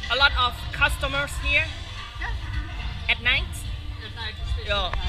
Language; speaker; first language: English; non-native, learner; Thai